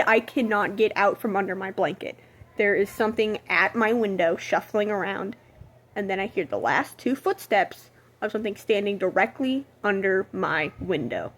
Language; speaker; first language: English; native; English